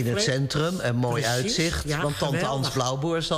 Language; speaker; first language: Dutch; native; Dutch